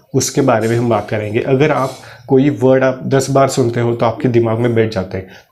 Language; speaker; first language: Hindi; non-native, local second language; Marathi